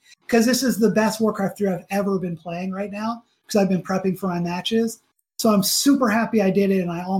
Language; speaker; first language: English; native; English